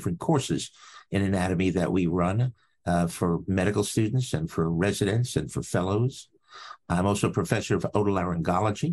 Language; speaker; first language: English; native; English